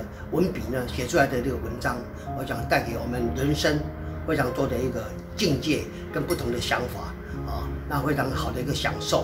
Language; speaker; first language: Chinese; native; Chinese